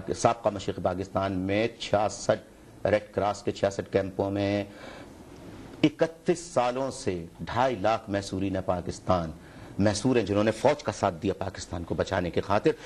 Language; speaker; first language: Urdu; native; Urdu